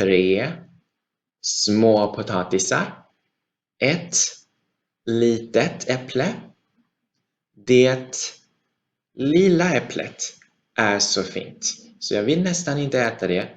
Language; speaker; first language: Swedish; non-native, fluent; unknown